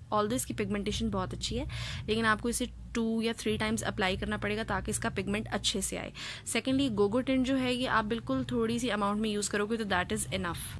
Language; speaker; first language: Urdu; native; Urdu